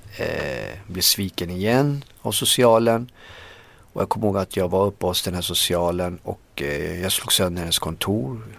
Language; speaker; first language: Swedish; early bilingual, other home language; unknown